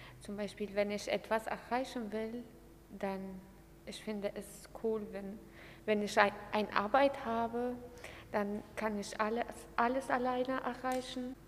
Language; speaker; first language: German; non-native, learner; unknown